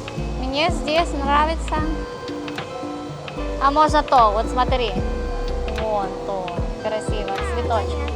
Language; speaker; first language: Russian; non-native, learner; Filipino